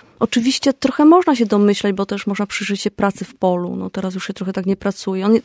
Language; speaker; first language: Polish; native; Polish